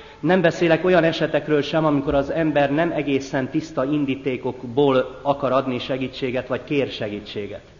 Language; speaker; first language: Hungarian; native; Hungarian